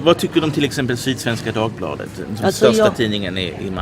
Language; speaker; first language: Swedish; native; Swedish